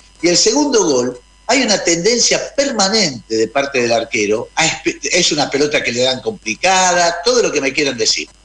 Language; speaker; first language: Spanish; native; Spanish